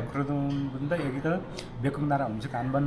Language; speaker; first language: Korean; non-native, learner; Nepali